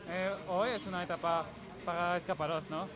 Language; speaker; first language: Spanish; non-native, learner; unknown